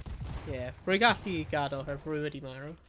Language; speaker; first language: Welsh; native; Welsh